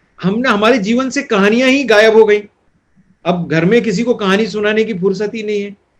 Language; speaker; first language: Hindi; non-native, local second language; Marathi